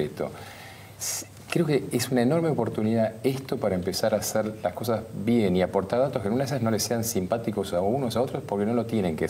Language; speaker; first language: Spanish; native; Spanish